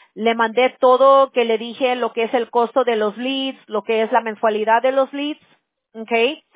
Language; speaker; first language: Spanish; early bilingual, heritage; Spanish